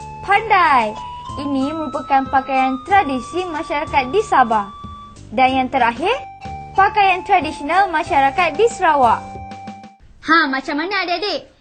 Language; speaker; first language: Malay; native; Malay